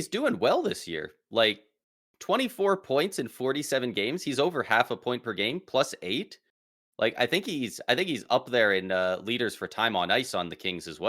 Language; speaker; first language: English; native; English